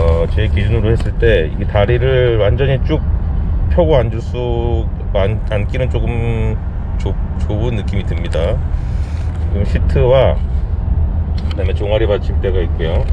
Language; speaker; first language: Korean; native; Korean